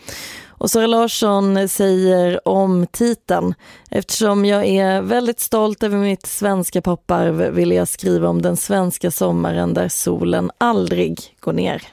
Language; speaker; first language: Swedish; native; Swedish